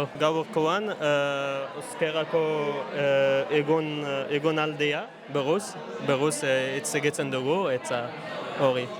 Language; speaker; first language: Basque; non-native, learner; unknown